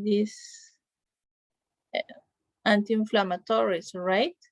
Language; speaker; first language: English; non-native, learner; Spanish